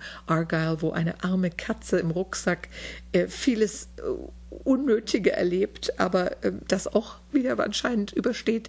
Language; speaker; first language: German; native; German